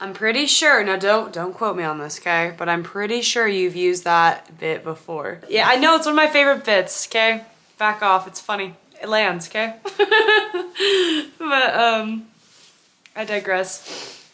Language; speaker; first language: English; native; English